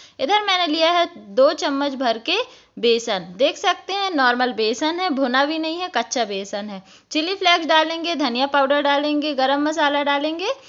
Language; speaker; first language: Hindi; native; Hindi